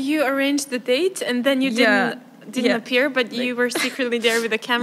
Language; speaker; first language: English; non-native, fluent; Serbian